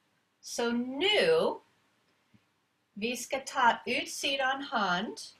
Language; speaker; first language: Swedish; non-native, learner; English